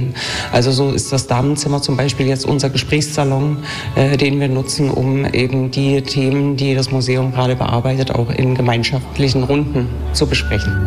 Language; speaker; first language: German; native; German